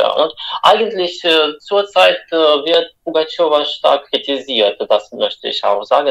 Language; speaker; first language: German; non-native, fluent; Russian